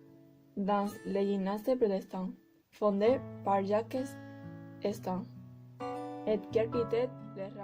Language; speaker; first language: French; non-native, learner; Spanish